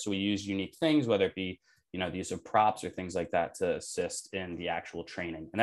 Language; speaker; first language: English; native; English